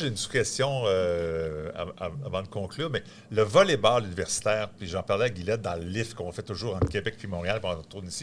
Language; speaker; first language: French; native; French